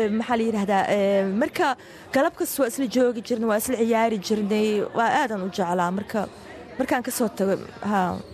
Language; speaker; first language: Somali; early bilingual, heritage; Somali